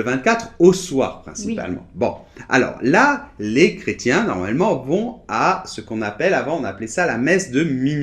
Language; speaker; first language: French; native; French